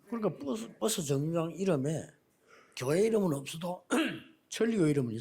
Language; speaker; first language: Korean; native; Korean